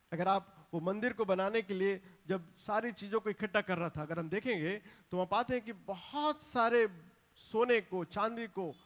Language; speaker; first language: Hindi; non-native, local second language; Telugu